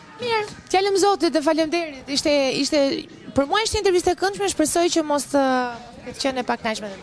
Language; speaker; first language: Albanian; native; Albanian